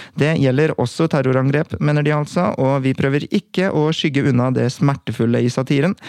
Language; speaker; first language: Norwegian; native; Norwegian